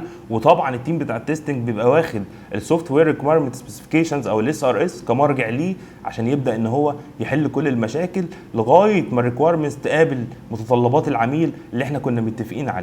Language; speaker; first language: Arabic; native; Arabic